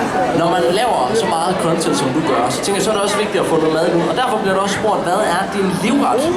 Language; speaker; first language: Danish; native; Danish